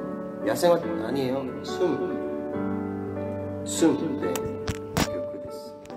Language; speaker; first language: Japanese; non-native, fluent; Korean